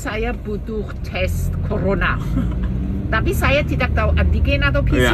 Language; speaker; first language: Indonesian; non-native, fluent; German